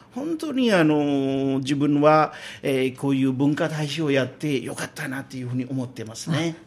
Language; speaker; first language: Japanese; non-native, fluent; Urdu